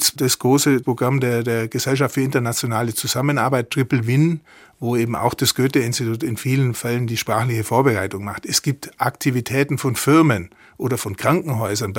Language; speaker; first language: German; native; German